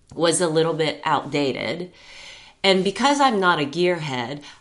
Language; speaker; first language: English; early bilingual, heritage; Chinese